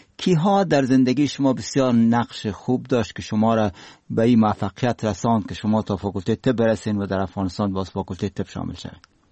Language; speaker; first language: Persian; native; Persian